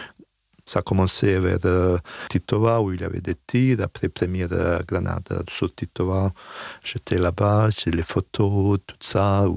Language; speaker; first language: French; non-native, fluent; Bosnian